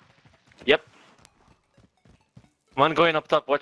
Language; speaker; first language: English; non-native, fluent; Hebrew